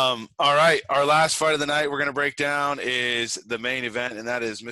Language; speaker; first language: English; native; English